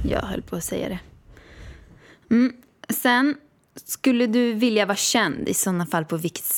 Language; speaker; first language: Swedish; native; Swedish